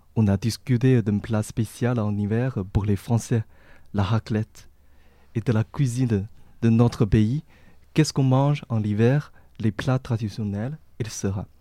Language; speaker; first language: French; non-native, learner; Chinese